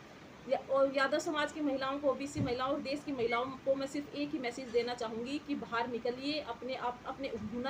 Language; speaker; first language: Hindi; native; Hindi